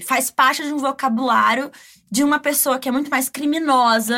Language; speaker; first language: Portuguese; native; Portuguese